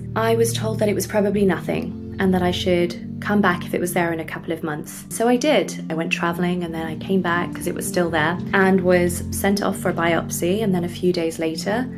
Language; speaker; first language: English; native; English